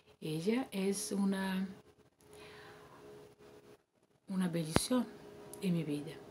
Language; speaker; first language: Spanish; non-native, learner; Portuguese